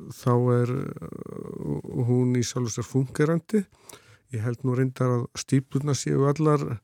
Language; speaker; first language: Icelandic; native; Icelandic